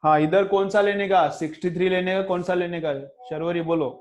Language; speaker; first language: Hindi; non-native, local second language; Marathi